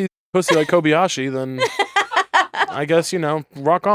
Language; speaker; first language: English; native; English